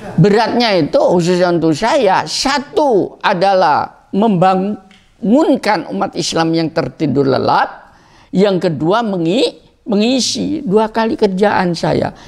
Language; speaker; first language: Indonesian; native; Indonesian